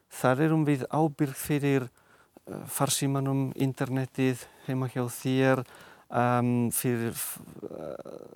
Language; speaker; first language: Icelandic; non-native, fluent; Spanish